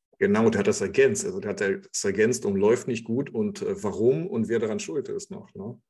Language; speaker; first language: German; non-native, fluent; Russian